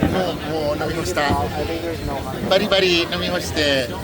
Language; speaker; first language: Japanese; non-native, fluent; English